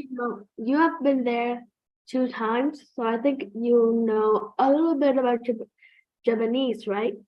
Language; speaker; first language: English; non-native, fluent; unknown